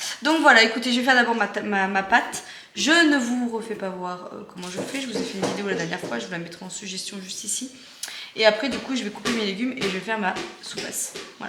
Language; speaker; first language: French; native; French